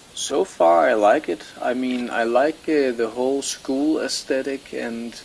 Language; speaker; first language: English; non-native, fluent; Danish